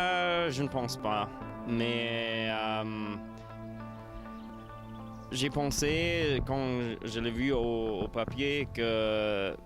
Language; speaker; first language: French; non-native, local second language; Luxembourgish